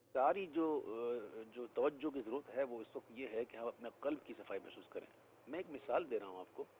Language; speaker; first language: Urdu; native; Urdu